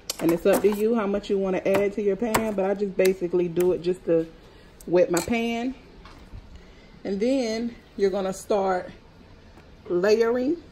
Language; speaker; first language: English; native; English